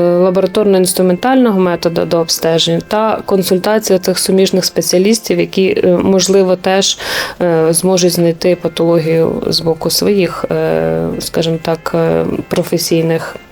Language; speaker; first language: Ukrainian; native; Ukrainian